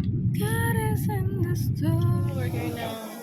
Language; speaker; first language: English; non-native, local second language; Filipino